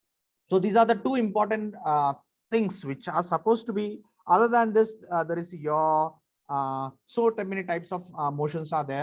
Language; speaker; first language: English; non-native, local second language; Marathi